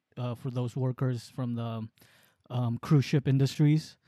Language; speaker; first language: English; early bilingual, other home language; Waray